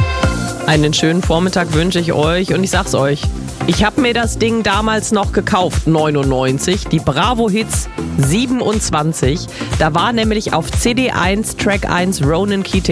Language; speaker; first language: German; native; German